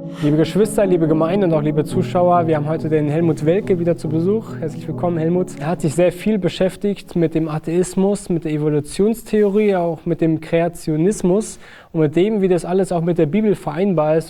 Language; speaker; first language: German; native; German